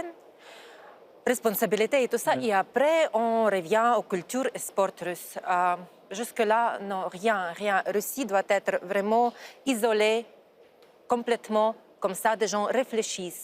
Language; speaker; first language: French; non-native, fluent; Ukrainian